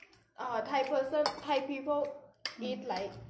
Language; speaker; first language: English; non-native, learner; Thai